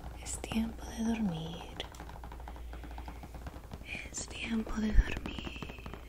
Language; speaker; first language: Spanish; early bilingual, heritage; Spanish